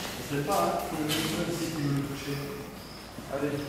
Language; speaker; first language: French; native; French